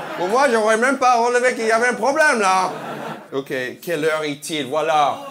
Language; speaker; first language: French; non-native, fluent; English